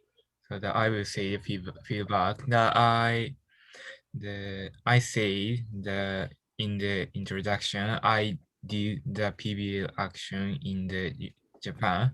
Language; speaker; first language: English; non-native, learner; Japanese